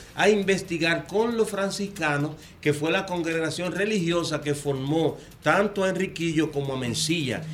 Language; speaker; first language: Spanish; native; Spanish